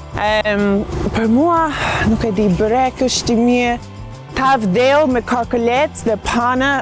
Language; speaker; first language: Albanian; non-native, learner; English